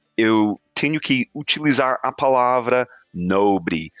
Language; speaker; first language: Portuguese; non-native, fluent; English